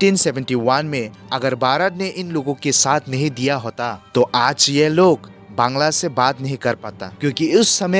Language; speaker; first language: Hindi; non-native, local second language; Kok Borok